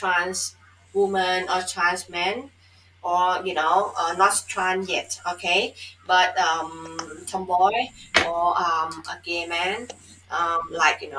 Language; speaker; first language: English; non-native, fluent; Thai